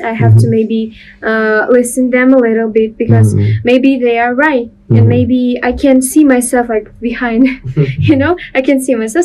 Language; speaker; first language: English; non-native, learner; Russian